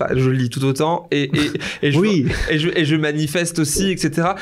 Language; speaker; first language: French; native; French